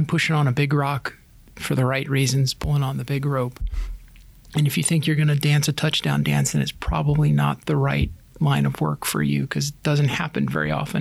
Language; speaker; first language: English; native; English